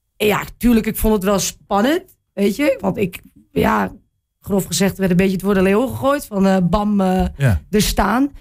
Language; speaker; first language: Dutch; native; Dutch